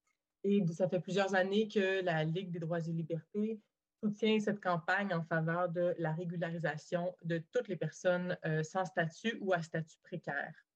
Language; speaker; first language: French; native; French